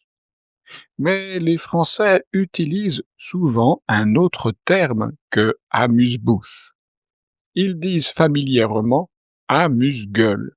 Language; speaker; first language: French; native; French